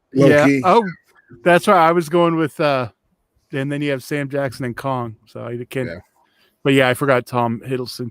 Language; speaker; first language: English; native; English